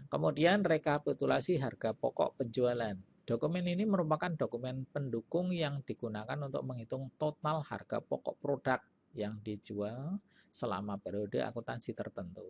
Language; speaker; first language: Indonesian; native; Indonesian